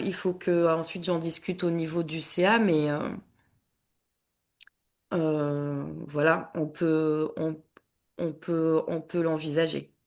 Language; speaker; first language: French; native; French